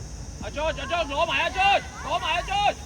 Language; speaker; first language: Cantonese; native; Cantonese